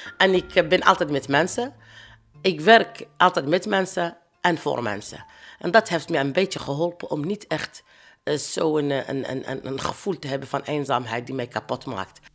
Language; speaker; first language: Dutch; non-native, fluent; Arabic